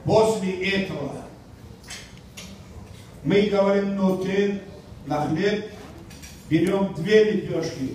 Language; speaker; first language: Russian; non-native, local second language; Tajik